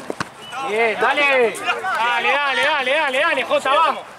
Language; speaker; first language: Spanish; native; Spanish